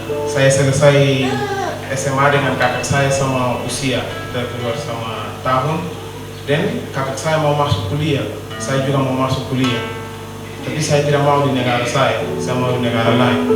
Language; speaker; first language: Indonesian; non-native, learner; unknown